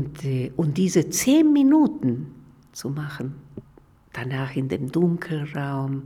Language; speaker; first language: German; non-native, fluent; Spanish